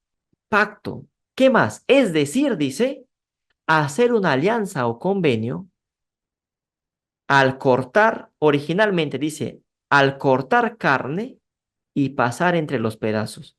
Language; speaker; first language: Spanish; native; Spanish